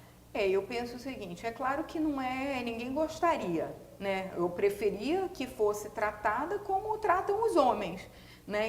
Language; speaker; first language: Portuguese; native; Portuguese